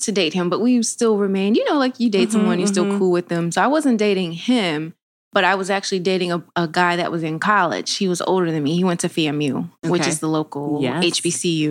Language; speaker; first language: English; native; English